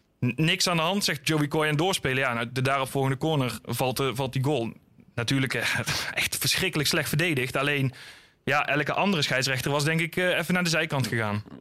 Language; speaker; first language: Dutch; native; Dutch